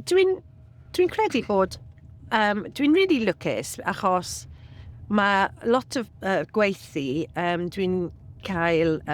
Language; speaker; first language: Welsh; non-native, local second language; English